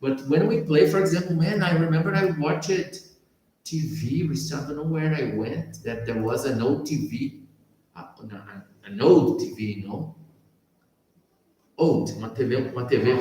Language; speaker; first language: English; non-native, fluent; Portuguese